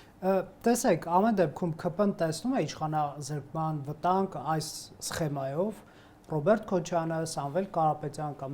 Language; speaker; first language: Armenian; native; Armenian